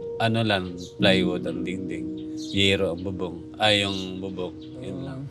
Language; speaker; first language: Filipino; non-native, local second language; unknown